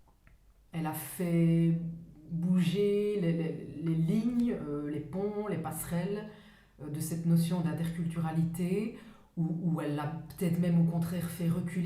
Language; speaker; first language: French; native; French